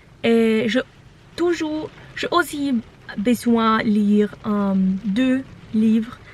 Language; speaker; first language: French; non-native, learner; Norwegian